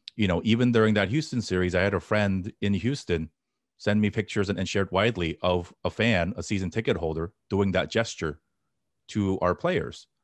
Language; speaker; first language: English; native; English